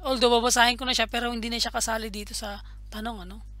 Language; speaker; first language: Filipino; native; Filipino